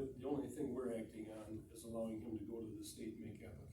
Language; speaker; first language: English; native; English